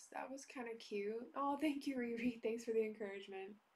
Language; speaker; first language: English; native; English